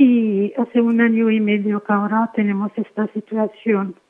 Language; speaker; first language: Spanish; non-native, fluent; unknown